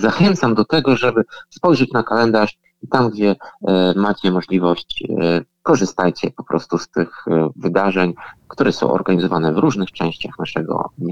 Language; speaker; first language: Polish; native; Polish